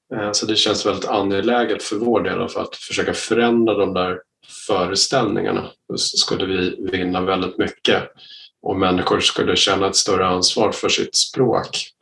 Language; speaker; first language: Swedish; native; Swedish